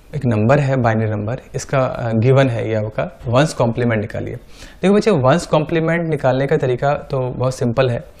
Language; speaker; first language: Hindi; native; Hindi